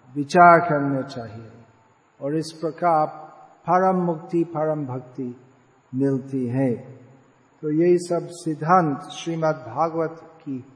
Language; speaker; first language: Hindi; non-native, fluent; English